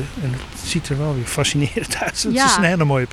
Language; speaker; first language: Dutch; native; Dutch